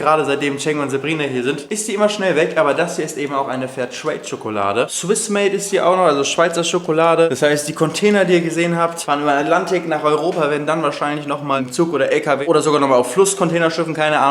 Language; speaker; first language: German; native; German